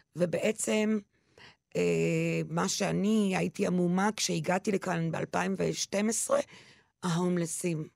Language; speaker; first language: Hebrew; non-native, local second language; French